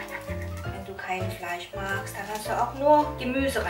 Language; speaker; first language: German; non-native, fluent; Korean